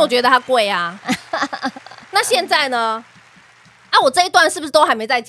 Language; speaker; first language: Chinese; native; Chinese